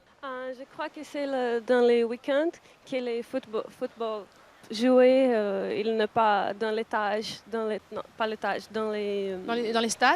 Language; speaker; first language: French; non-native, local second language; Portuguese